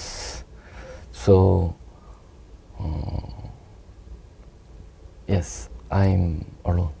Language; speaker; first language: English; non-native, learner; Korean